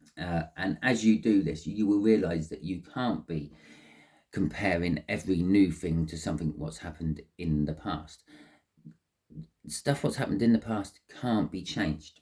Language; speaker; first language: English; native; English